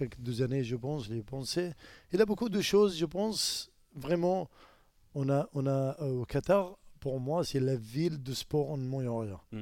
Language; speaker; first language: French; non-native, learner; Arabic